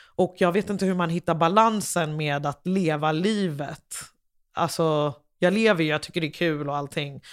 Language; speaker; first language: Swedish; early bilingual, other home language; English